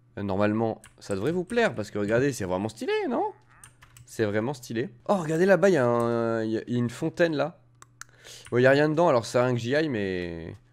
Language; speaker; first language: French; native; French